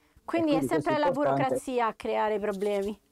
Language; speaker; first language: Italian; native; Italian